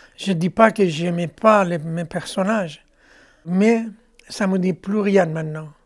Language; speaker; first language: French; non-native, fluent; Persian